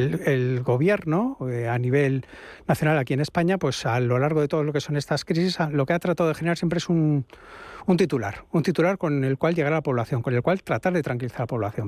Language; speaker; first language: Spanish; native; Spanish